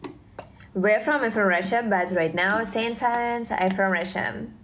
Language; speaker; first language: English; non-native, learner; Russian